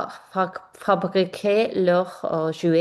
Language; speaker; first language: French; non-native, learner; English